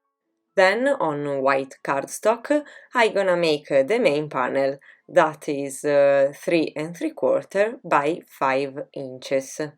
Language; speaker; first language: English; non-native, fluent; Italian